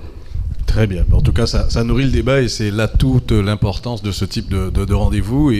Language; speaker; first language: French; native; French